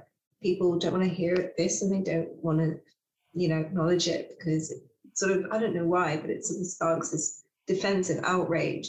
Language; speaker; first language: English; native; English